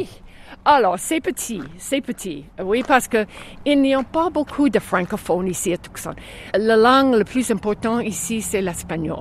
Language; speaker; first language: French; non-native, fluent; English